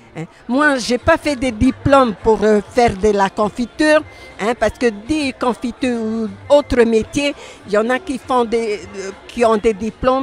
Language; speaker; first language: French; non-native, local second language; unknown